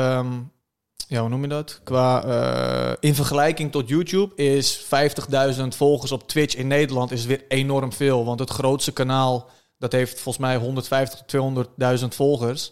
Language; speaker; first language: Dutch; early bilingual, other home language; Turkish